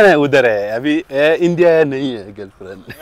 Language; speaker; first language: Hindi; non-native, learner; Arabic